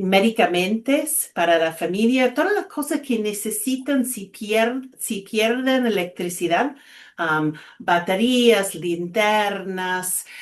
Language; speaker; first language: Spanish; non-native, fluent; English